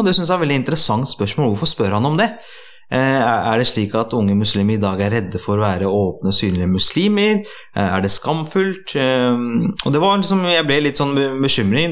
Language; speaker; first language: Norwegian; early bilingual, other home language; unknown